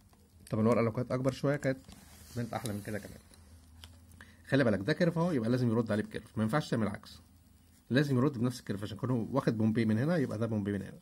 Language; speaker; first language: Arabic; native; Arabic